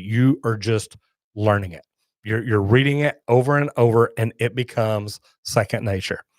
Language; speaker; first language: English; native; English